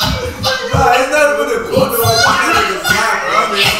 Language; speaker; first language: English; native; English